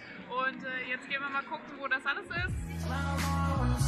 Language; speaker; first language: German; native; German